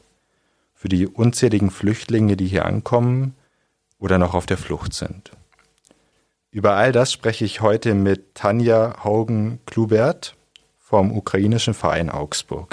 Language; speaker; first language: German; native; German